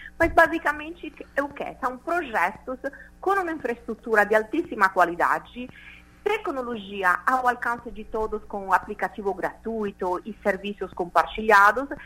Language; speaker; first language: Portuguese; non-native, fluent; Italian